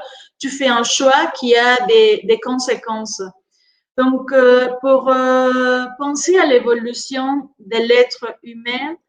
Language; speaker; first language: French; non-native, fluent; Spanish